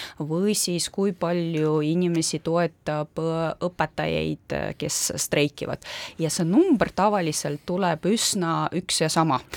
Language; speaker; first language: Estonian; non-native, local second language; Russian